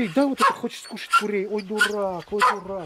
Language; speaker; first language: Russian; native; Russian